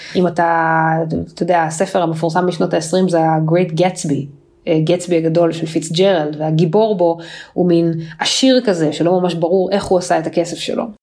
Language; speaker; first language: Hebrew; native; Hebrew